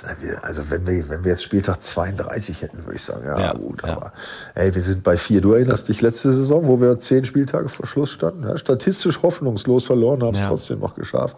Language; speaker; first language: German; native; German